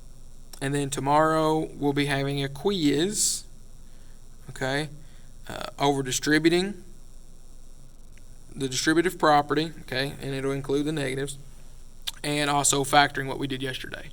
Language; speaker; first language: English; native; English